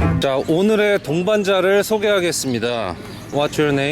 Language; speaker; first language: Korean; native; Korean